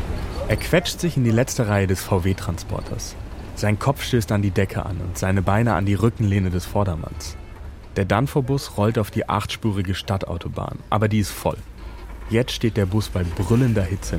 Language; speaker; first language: German; native; German